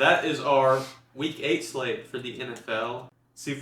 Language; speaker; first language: English; native; English